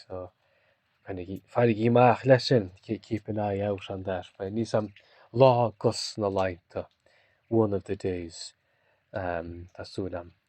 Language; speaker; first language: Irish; native; Irish